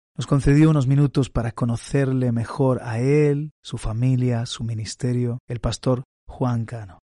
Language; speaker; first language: Spanish; native; Spanish